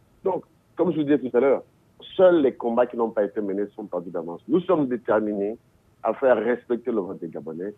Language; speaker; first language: French; non-native, local second language; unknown